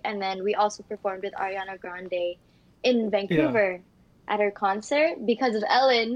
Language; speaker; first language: English; native; English